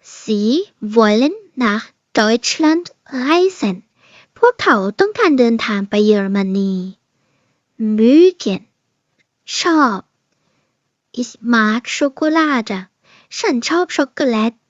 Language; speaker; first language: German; non-native, fluent; Thai